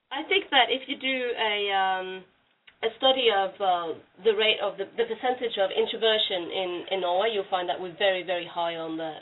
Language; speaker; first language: English; non-native, fluent; Norwegian